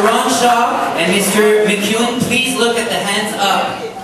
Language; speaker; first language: English; non-native, local second language; French